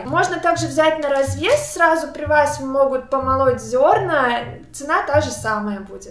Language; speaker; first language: Russian; native; Russian